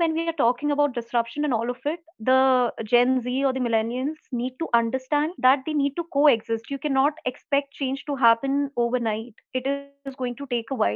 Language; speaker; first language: English; non-native, local second language; Hindi